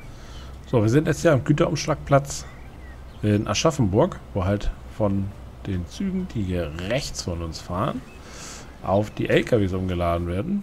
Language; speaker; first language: German; native; German